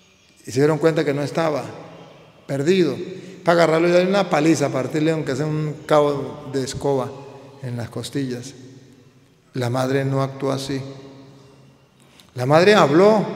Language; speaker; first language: Spanish; native; Spanish